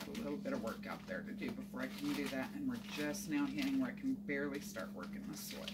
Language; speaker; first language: English; native; English